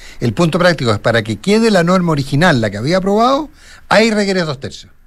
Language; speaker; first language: Spanish; native; Spanish